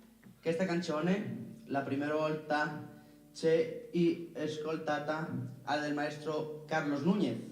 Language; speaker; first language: Italian; non-native, learner; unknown